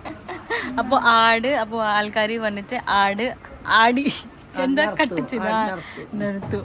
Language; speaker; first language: Malayalam; non-native, learner; Hindi